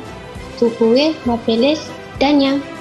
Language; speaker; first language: French; non-native, learner; Malay